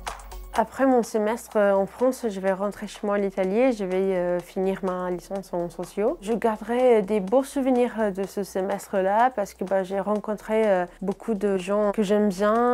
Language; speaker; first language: French; non-native, fluent; Italian